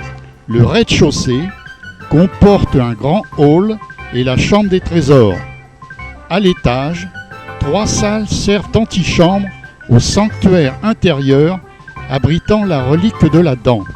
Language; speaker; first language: French; native; French